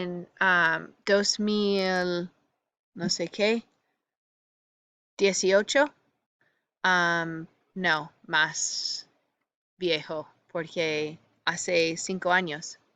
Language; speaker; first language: Spanish; non-native, fluent; English